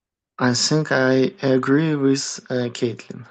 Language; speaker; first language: English; non-native, learner; Russian